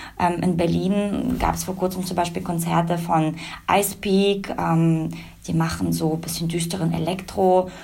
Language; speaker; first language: German; early bilingual, other home language; Russian